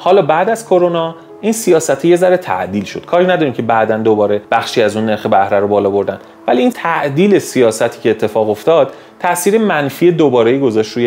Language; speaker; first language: Persian; native; Persian